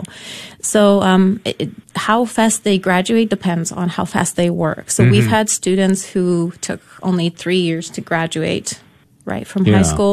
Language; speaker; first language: English; non-native, fluent; Polish